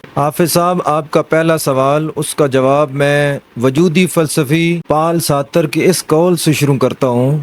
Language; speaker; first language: Urdu; non-native, local second language; Punjabi